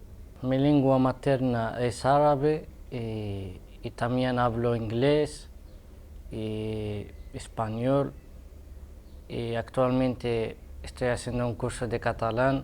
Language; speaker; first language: Spanish; non-native, fluent; Arabic